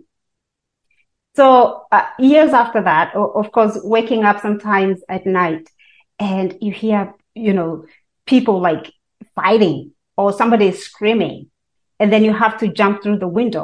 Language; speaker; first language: English; non-native, local second language; Kikuyu